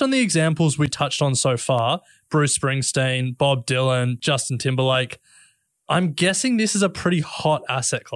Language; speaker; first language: English; native; English